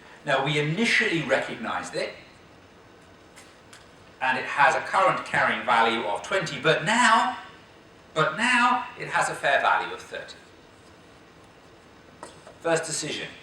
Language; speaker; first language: English; native; English